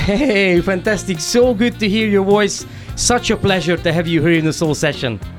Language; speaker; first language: English; non-native, fluent; Hungarian